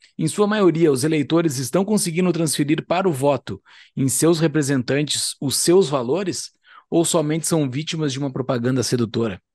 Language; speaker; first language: Portuguese; native; Portuguese